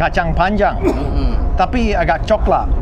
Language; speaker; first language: Indonesian; non-native, fluent; English